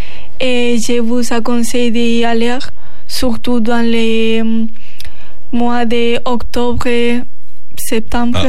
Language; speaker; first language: French; non-native, learner; Spanish